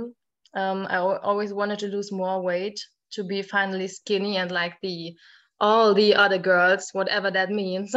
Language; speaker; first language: English; non-native, fluent; German